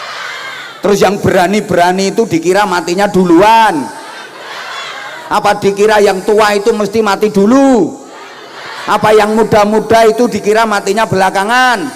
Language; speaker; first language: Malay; non-native, local second language; Javanese